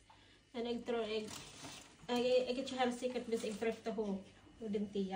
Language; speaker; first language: Norwegian; non-native, learner; Filipino